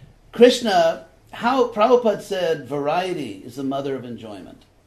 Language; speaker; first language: English; native; English